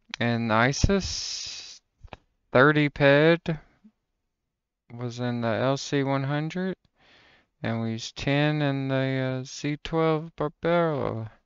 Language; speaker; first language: English; native; English